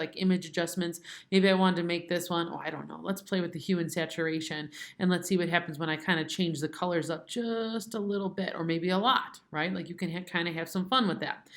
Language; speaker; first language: English; native; English